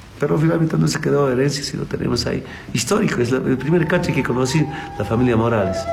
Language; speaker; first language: Spanish; non-native, local second language; Aymara